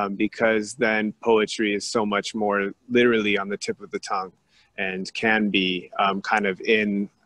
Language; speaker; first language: English; native; English